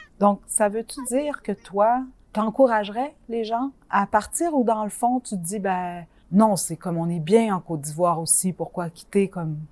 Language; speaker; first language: French; native; French